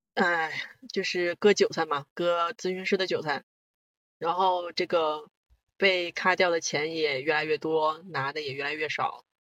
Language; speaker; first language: Chinese; non-native, local second language; Korean